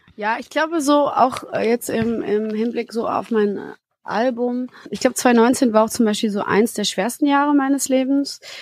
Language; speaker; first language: German; early bilingual, other home language; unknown